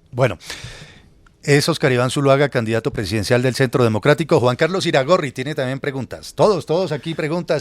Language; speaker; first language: Spanish; native; Spanish